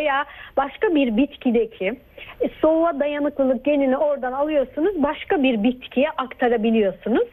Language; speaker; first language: Turkish; native; Turkish